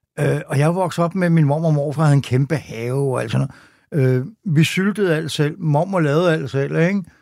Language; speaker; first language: Danish; native; Danish